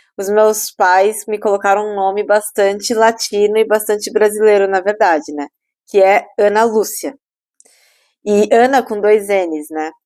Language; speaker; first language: Portuguese; native; Portuguese